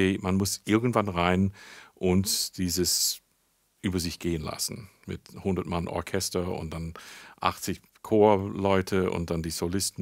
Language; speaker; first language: German; non-native, fluent; English